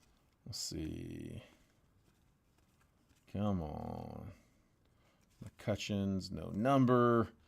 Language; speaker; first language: English; native; English